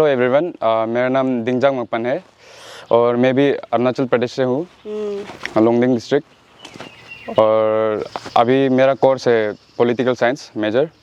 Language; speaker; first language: Hindi; non-native, local second language; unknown